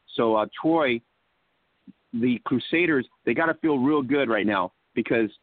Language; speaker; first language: English; early bilingual, other home language; Spanish